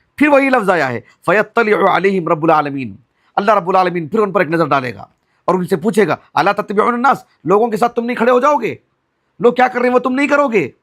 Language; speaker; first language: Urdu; native; Urdu